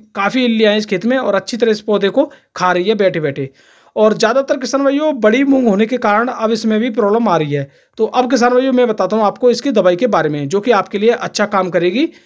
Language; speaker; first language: Hindi; native; Hindi